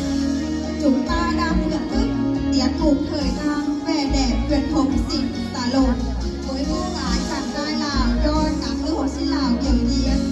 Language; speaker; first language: Vietnamese; native; Vietnamese